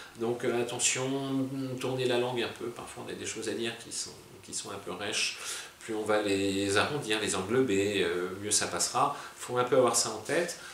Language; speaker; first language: French; native; French